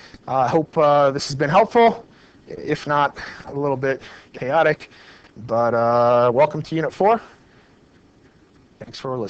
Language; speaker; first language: English; native; English